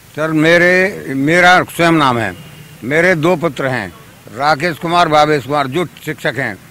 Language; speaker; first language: Hindi; native; Hindi